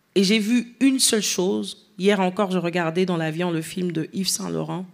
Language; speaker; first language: French; non-native, local second language; Lingala